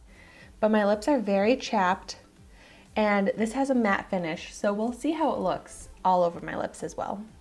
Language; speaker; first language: English; native; English